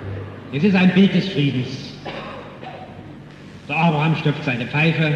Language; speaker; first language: German; native; German